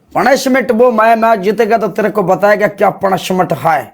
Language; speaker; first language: Hindi; non-native, local second language; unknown